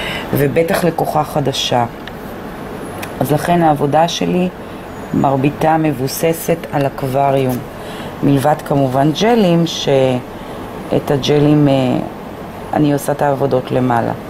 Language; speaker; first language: Hebrew; native; Hebrew